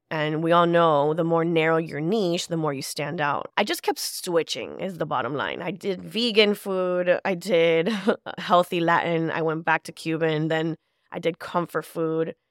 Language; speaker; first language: English; early bilingual, other home language; Spanish